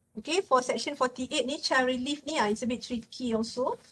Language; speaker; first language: English; non-native, local second language; Malay